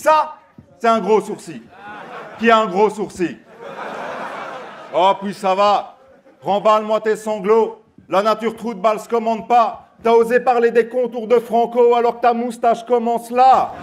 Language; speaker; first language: French; native; French